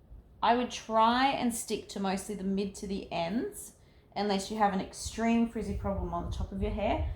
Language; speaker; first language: English; native; English